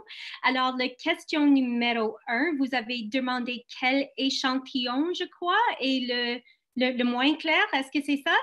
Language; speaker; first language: French; non-native, local second language; English